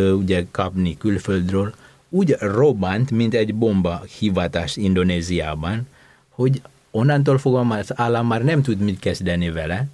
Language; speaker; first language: Hungarian; non-native, fluent; Indonesian